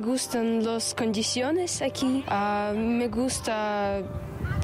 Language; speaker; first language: Spanish; non-native, learner; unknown